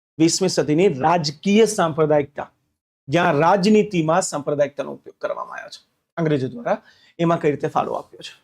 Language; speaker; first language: Gujarati; non-native, local second language; Hindi